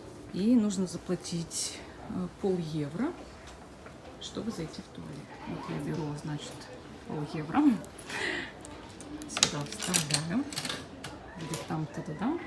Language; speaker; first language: Russian; native; Russian